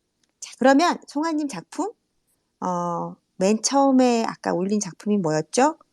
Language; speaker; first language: Korean; native; Korean